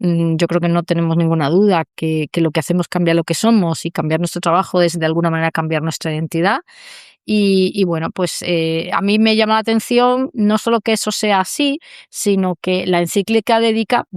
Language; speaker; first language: Spanish; native; Spanish